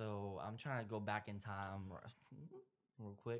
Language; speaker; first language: English; non-native, fluent; Spanish